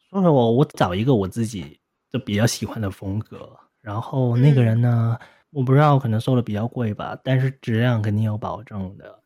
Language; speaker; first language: Chinese; non-native, local second language; Cantonese